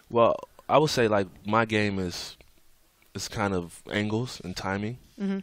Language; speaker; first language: English; native; English